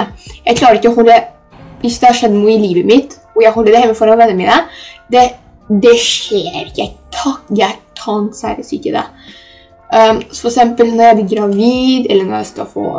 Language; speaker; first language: Norwegian; early bilingual, other home language; Polish